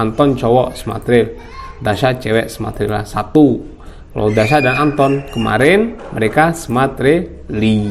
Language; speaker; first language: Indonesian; non-native, local second language; Javanese